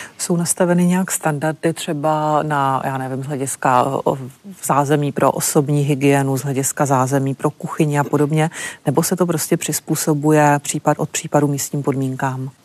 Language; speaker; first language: Czech; native; Czech